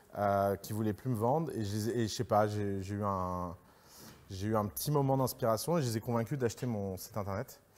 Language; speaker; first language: French; early bilingual, other home language; Arabic